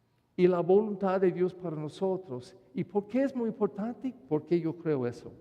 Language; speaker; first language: Spanish; non-native, fluent; English